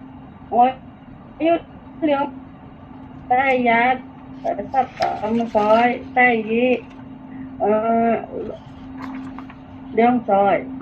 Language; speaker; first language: Cantonese; non-native, learner; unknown